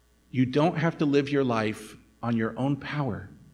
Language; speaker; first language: English; native; English